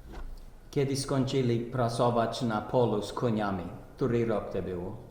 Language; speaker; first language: Polish; early bilingual, heritage; Polish